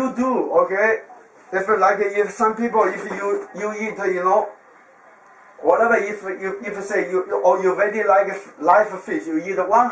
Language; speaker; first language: English; non-native, learner; Chinese